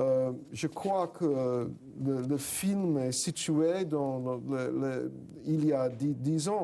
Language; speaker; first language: French; non-native, fluent; English